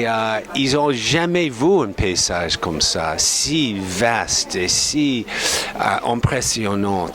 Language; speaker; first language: French; non-native, fluent; English